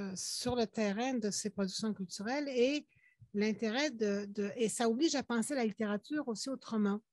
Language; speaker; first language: French; native; French